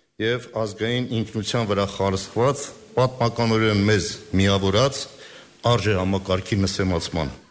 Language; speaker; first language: Armenian; native; Armenian